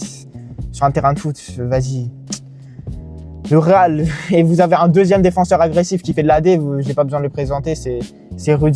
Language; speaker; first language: French; native; French